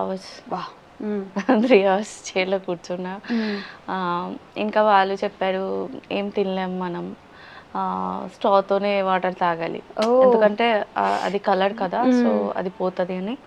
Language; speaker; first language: Telugu; non-native, learner; Bangla